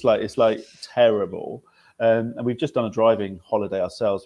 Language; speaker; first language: English; native; English